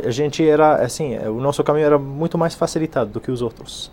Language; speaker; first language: Portuguese; non-native, fluent; Arabic